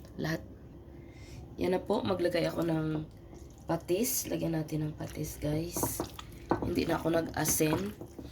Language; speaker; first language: Filipino; non-native, local second language; Cebuano